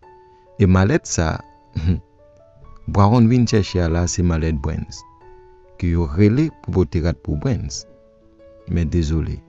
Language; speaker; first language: French; non-native, local second language; Haitian Creole